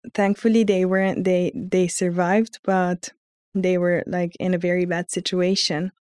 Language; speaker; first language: English; early bilingual, heritage; Armenian